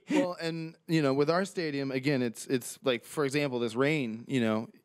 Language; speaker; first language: English; native; English